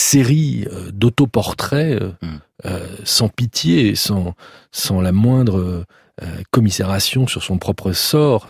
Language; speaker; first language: French; native; French